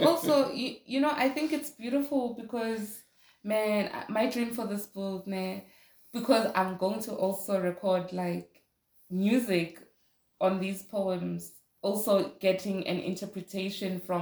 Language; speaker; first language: English; non-native, local second language; Zulu